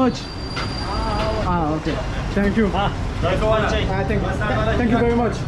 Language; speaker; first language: English; non-native, learner; French